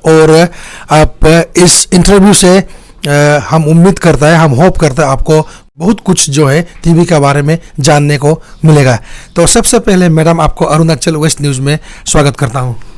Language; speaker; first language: Hindi; non-native, local second language; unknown